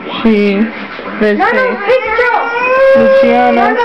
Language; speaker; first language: Romanian; early bilingual, heritage; Romanian